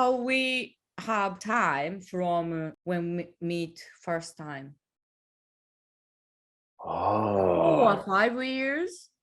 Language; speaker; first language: English; non-native, learner; Japanese